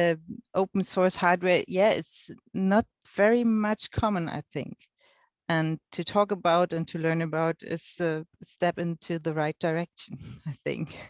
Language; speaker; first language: English; non-native, fluent; German